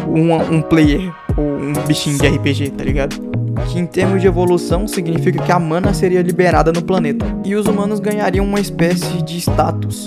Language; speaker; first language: Portuguese; native; Portuguese